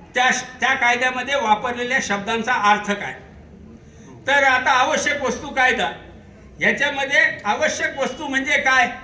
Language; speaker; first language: Marathi; non-native, local second language; Urdu